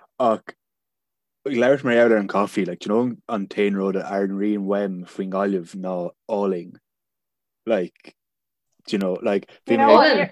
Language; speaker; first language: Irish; non-native, local second language; English